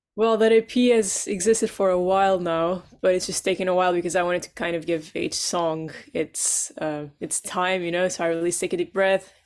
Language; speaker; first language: English; non-native, fluent; Portuguese